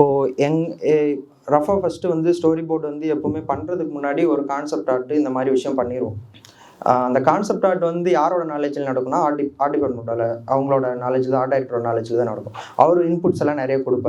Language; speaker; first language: Tamil; native; Tamil